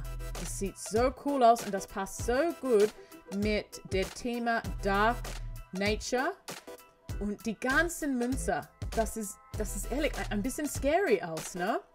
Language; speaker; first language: German; non-native, learner; English